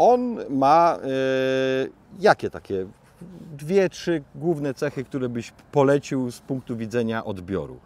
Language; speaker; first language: Polish; native; Polish